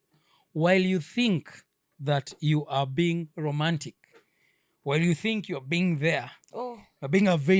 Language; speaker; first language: English; non-native, local second language; Swahili